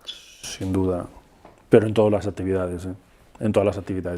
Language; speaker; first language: Spanish; native; Spanish